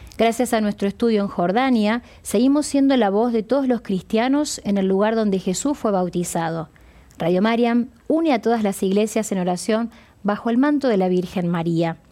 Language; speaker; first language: Spanish; native; Spanish